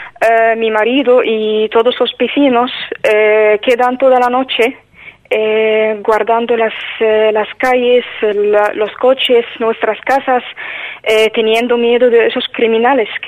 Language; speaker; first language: Spanish; non-native, fluent; Arabic